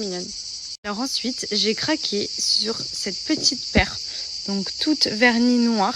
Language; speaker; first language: French; native; French